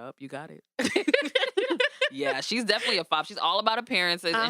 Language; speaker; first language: English; native; English